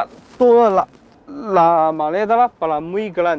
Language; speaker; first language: Spanish; non-native, learner; Chinese